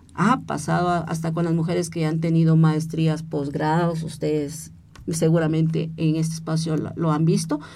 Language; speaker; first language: Spanish; non-native, local second language; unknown